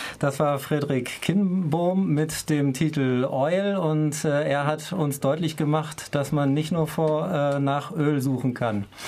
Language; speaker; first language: German; native; German